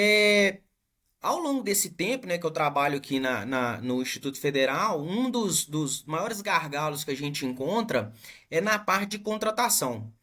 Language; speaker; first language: Portuguese; native; Portuguese